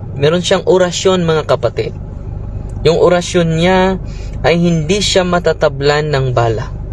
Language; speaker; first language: Filipino; non-native, local second language; Cebuano